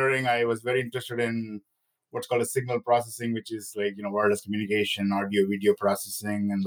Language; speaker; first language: English; non-native, local second language; Tamil